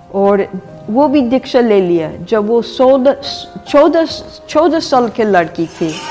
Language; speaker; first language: Hindi; non-native, fluent; English